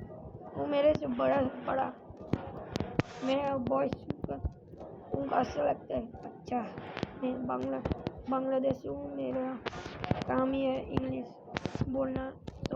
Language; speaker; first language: Hindi; non-native, learner; Bangla